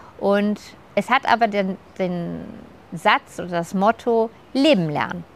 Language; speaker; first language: German; native; German